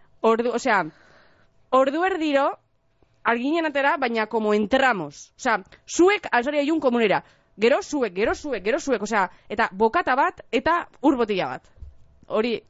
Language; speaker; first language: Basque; native; Basque